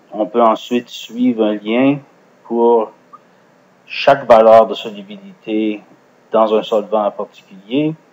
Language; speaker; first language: French; non-native, fluent; English